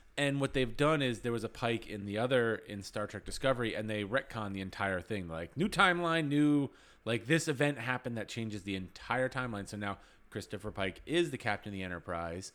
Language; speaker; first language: English; native; English